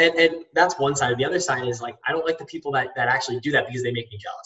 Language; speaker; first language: English; native; English